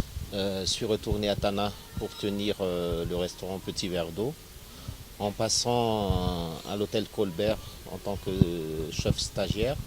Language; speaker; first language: French; non-native, local second language; Malagasy